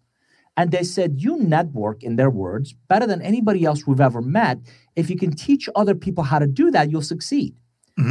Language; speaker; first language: English; non-native, fluent; Persian